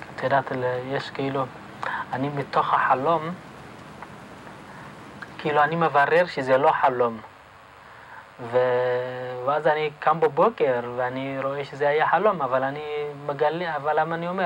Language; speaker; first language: Hebrew; early bilingual, other home language; Amharic